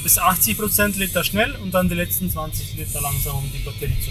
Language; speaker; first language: German; native; German